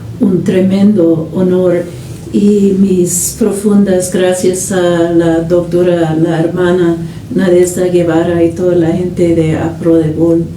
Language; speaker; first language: Spanish; non-native, fluent; English